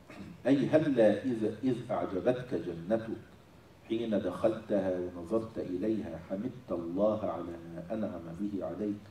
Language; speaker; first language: Arabic; native; Arabic